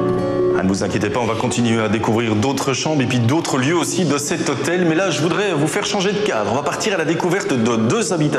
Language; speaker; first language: French; native; French